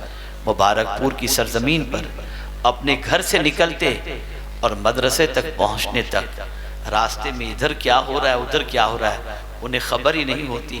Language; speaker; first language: Urdu; native; Urdu